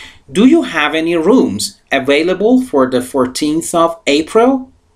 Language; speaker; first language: English; non-native, fluent; Persian